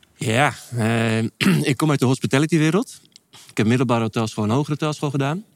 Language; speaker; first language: Dutch; native; Dutch